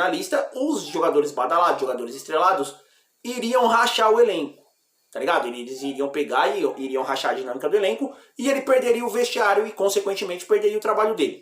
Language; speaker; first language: Portuguese; native; Portuguese